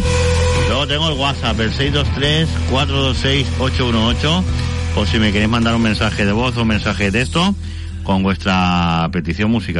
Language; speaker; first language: Spanish; native; Spanish